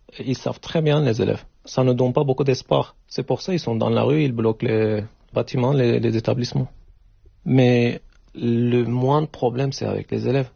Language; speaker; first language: French; non-native, learner; Turkish